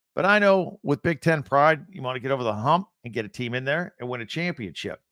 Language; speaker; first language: English; native; English